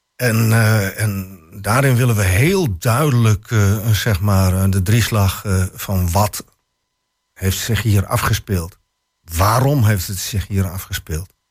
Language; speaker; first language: Dutch; native; Dutch